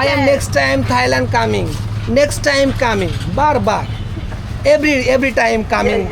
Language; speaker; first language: English; non-native, learner; Bangla